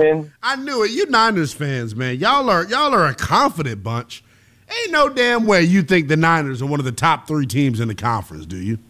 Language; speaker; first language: English; native; English